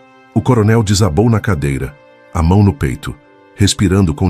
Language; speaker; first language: Portuguese; native; Portuguese